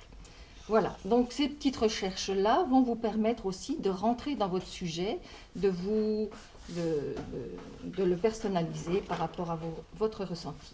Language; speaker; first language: French; native; French